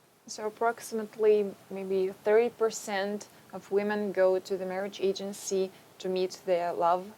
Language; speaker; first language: English; non-native, fluent; Russian